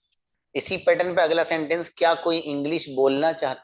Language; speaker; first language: Hindi; native; Hindi